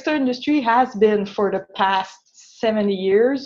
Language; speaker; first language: English; non-native, fluent; French